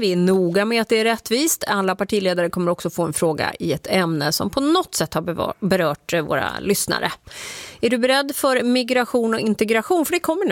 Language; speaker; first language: Swedish; native; Swedish